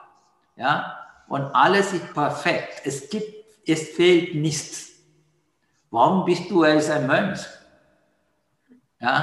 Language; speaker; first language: German; non-native, fluent; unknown